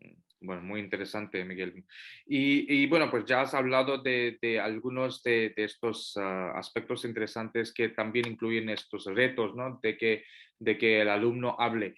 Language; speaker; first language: Spanish; non-native, fluent; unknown